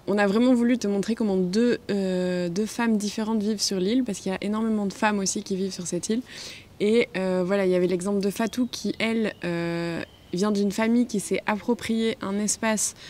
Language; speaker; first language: French; native; French